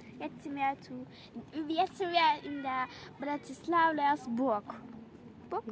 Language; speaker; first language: German; early bilingual, heritage; Turkish